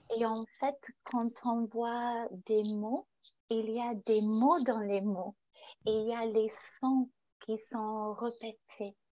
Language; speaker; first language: French; non-native, fluent; English